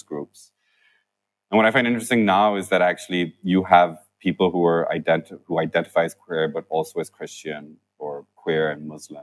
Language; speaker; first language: English; non-native, local second language; Urdu